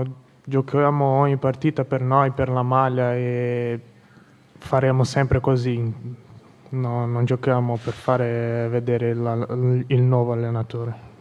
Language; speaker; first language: Italian; non-native, fluent; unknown